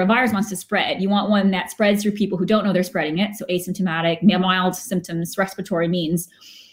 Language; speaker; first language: English; native; English